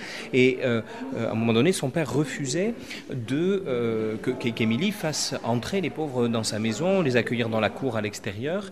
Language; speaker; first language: French; native; French